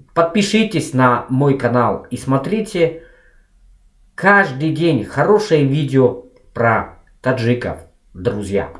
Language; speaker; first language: Russian; non-native, local second language; Tajik